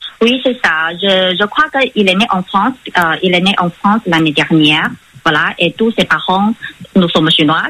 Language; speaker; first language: French; non-native, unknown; Chinese